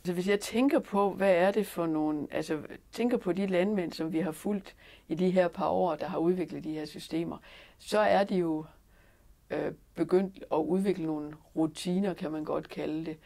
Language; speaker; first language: Danish; native; Danish